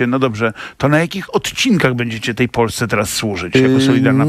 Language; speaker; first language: Polish; native; Polish